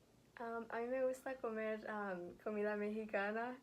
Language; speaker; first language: Spanish; early bilingual, heritage; Spanish